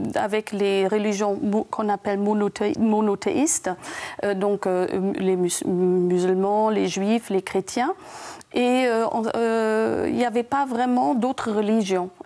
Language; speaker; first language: French; non-native, fluent; German